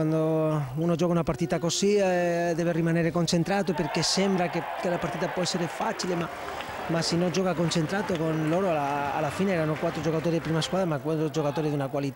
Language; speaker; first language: Italian; non-native, fluent; Spanish